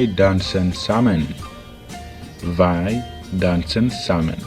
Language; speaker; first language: Dutch; non-native, fluent; Tigrinya